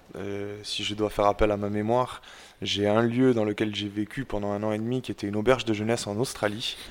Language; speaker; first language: French; native; French